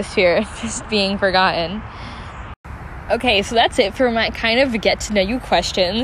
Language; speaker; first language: English; native; English